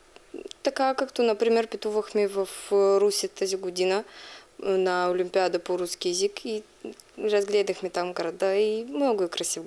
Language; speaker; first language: Bulgarian; non-native, fluent; Russian